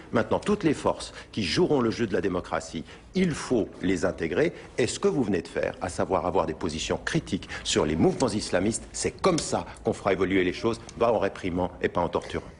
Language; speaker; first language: French; early bilingual, other home language; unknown